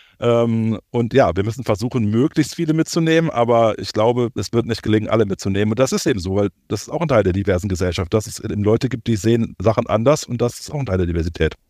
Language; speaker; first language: German; native; German